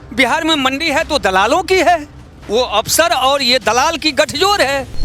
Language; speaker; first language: Hindi; native; Hindi